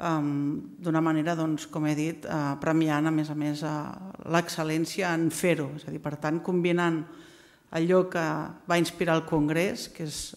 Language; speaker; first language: Catalan; native; Catalan